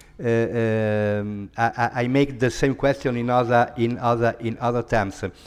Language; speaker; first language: English; non-native, fluent; Italian